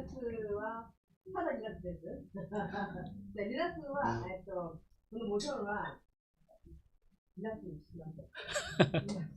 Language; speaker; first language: Japanese; non-native, learner; Korean